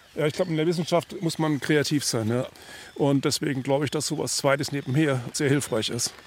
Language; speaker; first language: German; native; German